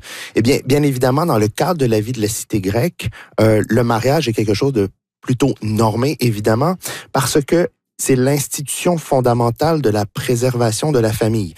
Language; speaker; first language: French; native; French